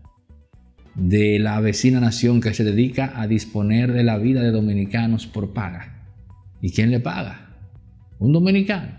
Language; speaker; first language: Spanish; native; Spanish